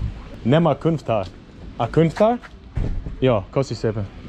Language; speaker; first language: Hungarian; non-native, learner; English